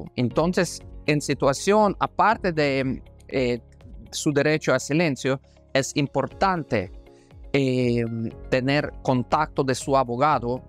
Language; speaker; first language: Spanish; non-native, fluent; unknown